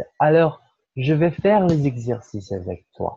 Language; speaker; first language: French; non-native, fluent; Portuguese